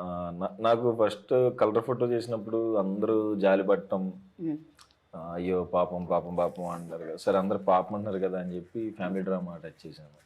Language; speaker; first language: Telugu; native; Telugu